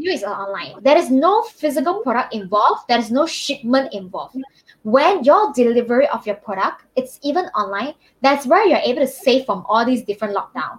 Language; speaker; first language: English; non-native, local second language; Chinese